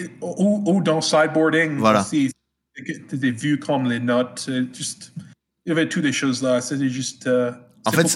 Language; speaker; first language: French; non-native, fluent; English